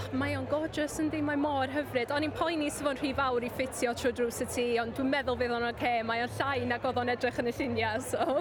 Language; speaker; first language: Welsh; non-native, local second language; English